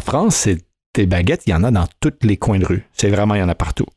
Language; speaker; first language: French; non-native, fluent; English